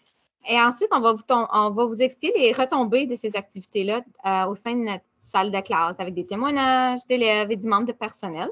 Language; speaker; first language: French; native; French